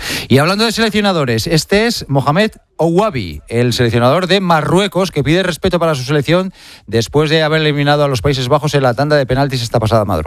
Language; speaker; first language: Spanish; native; Spanish